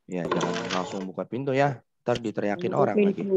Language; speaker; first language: Indonesian; native; Indonesian